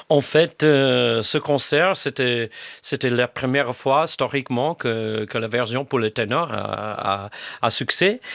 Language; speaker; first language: French; non-native, fluent; English